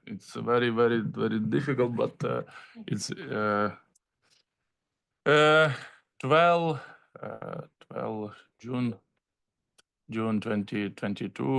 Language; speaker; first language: English; non-native, learner; Ukrainian